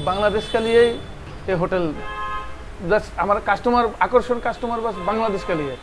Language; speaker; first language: Hindi; non-native, local second language; Bangla